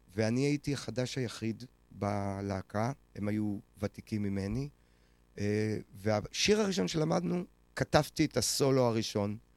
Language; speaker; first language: Hebrew; native; Hebrew